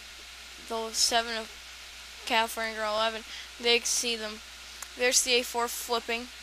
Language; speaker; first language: English; native; English